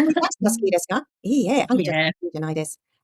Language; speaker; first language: Japanese; non-native, fluent; English